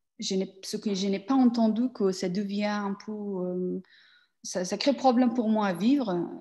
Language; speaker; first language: French; non-native, learner; Persian